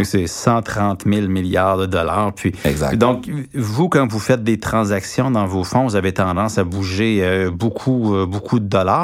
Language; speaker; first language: French; native; French